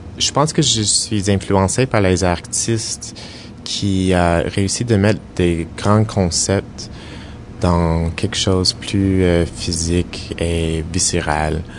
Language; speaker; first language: French; non-native, fluent; English